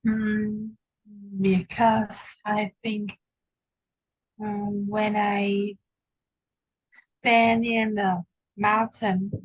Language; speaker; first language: English; non-native, learner; Vietnamese